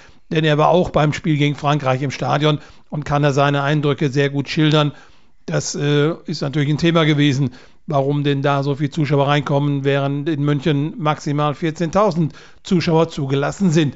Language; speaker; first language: German; native; German